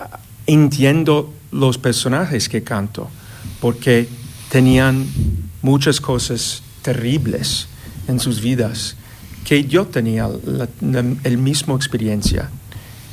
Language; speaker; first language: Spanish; non-native, fluent; English